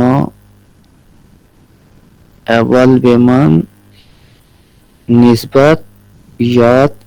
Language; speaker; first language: Persian; non-native, learner; Urdu